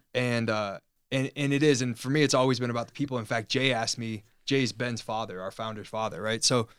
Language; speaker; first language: English; native; English